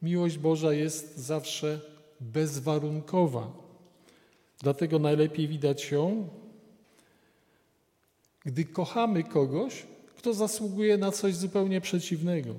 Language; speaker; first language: Polish; native; Polish